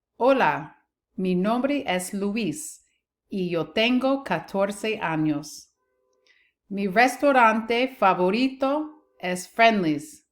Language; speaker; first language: Spanish; non-native, fluent; English